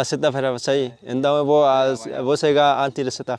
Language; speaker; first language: Portuguese; non-native, learner; Vietnamese